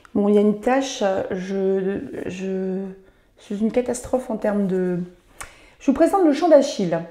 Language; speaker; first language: French; native; French